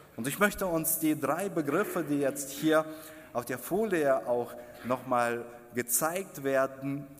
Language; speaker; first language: German; non-native, fluent; Russian